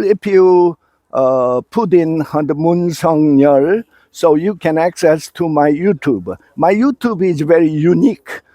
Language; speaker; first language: English; non-native, fluent; Korean